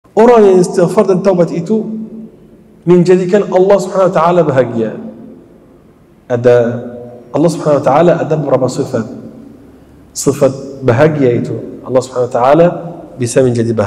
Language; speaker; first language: Indonesian; non-native, fluent; Arabic